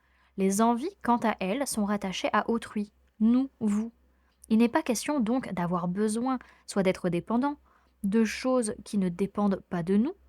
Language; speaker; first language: French; native; French